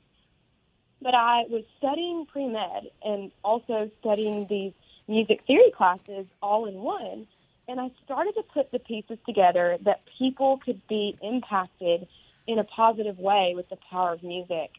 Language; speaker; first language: English; native; English